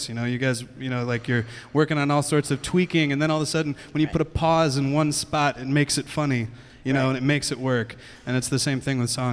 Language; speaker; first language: English; native; English